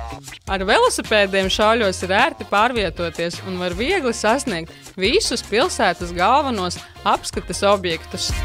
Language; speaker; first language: Latvian; native; Latvian